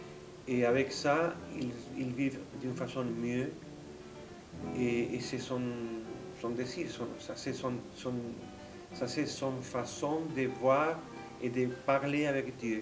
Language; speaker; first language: French; non-native, fluent; Spanish